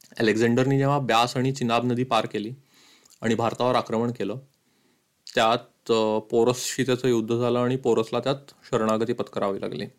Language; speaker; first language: Marathi; early bilingual, heritage; Marathi